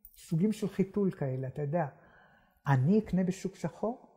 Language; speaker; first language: Hebrew; native; Hebrew